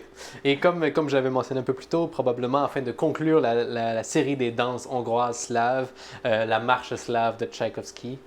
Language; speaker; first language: French; native; French